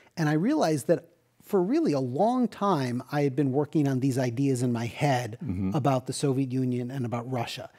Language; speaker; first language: English; native; English